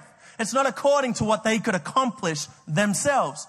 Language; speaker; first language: English; native; English